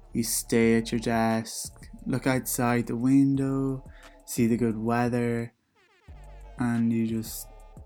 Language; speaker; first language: English; native; English